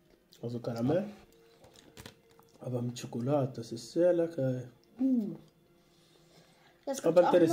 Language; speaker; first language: German; non-native, learner; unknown